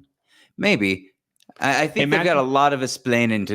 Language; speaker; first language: English; native; English